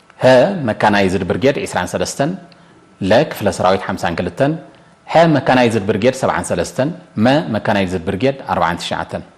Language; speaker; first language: Tigrinya; native; Tigrinya